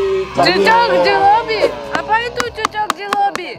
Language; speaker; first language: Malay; non-native, learner; Russian